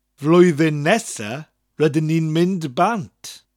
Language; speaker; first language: Welsh; non-native, fluent; English